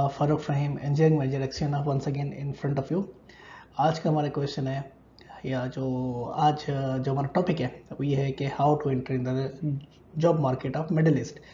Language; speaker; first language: Urdu; native; Urdu